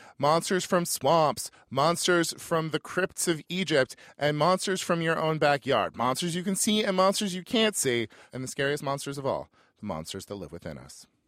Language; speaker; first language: English; native; English